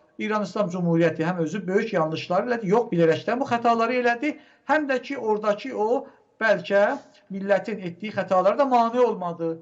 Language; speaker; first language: Azerbaijani; native; Azerbaijani